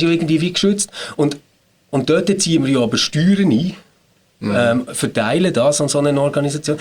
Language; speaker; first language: German; native; German